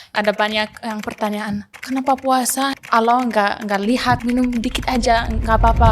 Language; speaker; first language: Indonesian; non-native, fluent; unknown